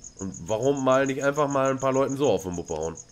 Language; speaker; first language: German; native; German